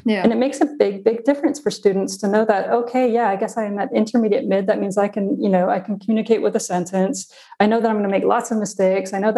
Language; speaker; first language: English; non-native, local second language; Afrikaans